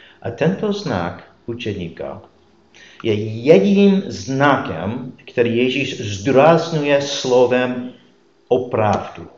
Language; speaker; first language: Czech; non-native, fluent; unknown